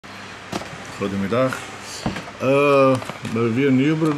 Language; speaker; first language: Dutch; non-native, fluent; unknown